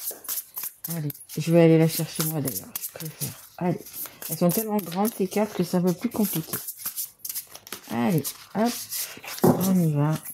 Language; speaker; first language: French; native; French